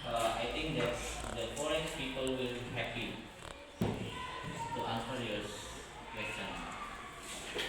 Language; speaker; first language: English; non-native, learner; Indonesian